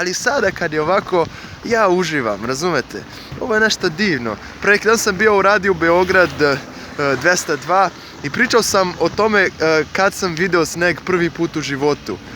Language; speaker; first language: Bosnian; non-native, fluent; Portuguese